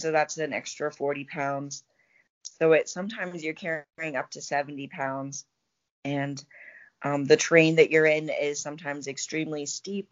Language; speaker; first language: English; native; English